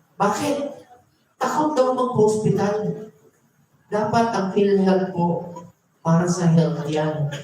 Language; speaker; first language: Filipino; non-native, local second language; Cebuano